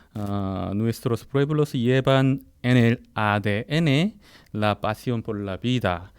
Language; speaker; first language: Spanish; non-native, fluent; Korean